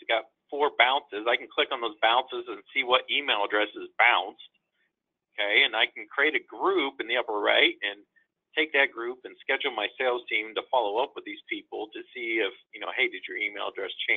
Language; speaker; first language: English; native; English